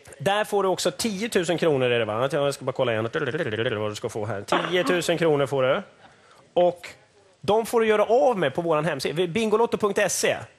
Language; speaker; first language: Swedish; native; Swedish